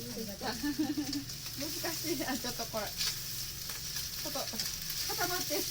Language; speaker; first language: Japanese; non-native, learner; Thai